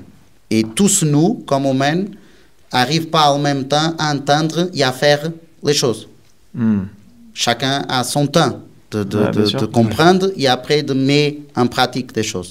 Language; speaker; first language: French; non-native, learner; Portuguese